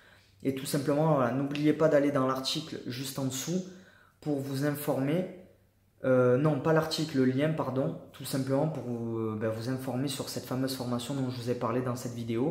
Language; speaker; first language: French; native; French